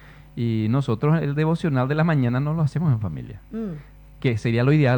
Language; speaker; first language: Spanish; native; Spanish